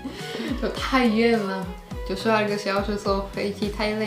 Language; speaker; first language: Chinese; non-native, fluent; Slovak